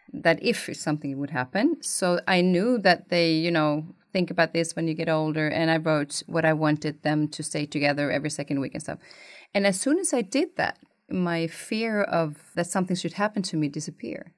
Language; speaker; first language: English; non-native, fluent; Swedish